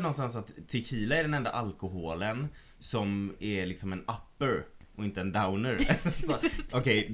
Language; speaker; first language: Swedish; native; Swedish